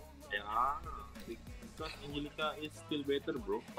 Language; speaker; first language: English; non-native, learner; Indonesian